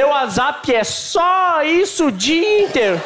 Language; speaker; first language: Portuguese; native; Portuguese